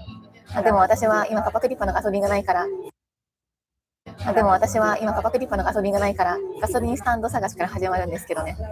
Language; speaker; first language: Japanese; native; Japanese